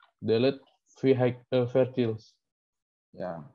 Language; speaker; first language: English; non-native, learner; Indonesian